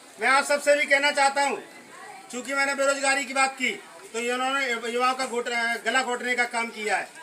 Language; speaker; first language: Hindi; native; Hindi